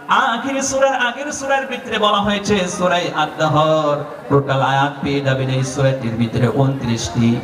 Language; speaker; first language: Bangla; non-native, local second language; Assamese